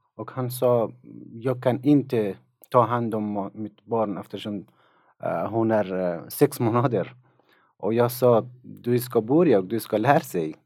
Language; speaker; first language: Swedish; non-native, fluent; Persian